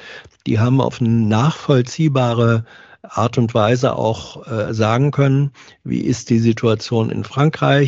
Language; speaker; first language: German; native; German